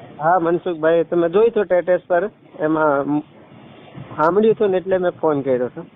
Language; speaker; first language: Gujarati; non-native, local second language; Rathawi